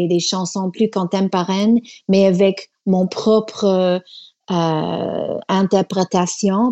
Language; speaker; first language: French; non-native, learner; English